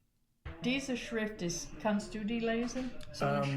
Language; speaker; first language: German; early bilingual, heritage; German